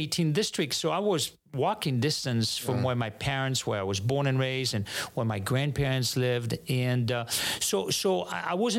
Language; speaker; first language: English; non-native, fluent; French